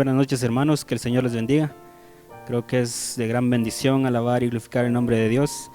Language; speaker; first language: Spanish; native; Spanish